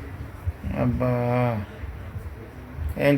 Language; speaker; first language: Telugu; native; Telugu